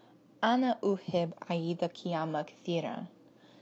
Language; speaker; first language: Arabic; non-native, learner; English